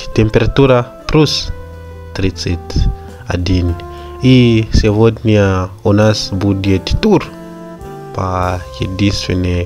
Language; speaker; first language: Russian; non-native, learner; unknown